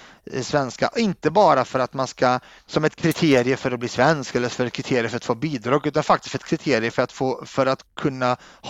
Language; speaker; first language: Swedish; early bilingual, other home language; Arabic